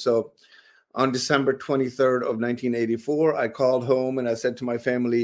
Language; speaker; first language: English; non-native, fluent; Swedish